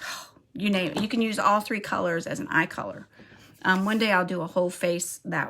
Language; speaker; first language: English; native; English